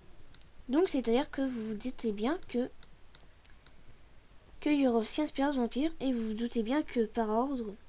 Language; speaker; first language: French; native; French